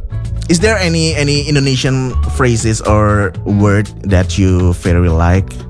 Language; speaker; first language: English; non-native, fluent; Indonesian